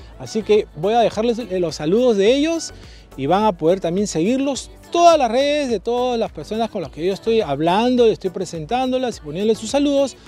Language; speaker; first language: Spanish; native; Spanish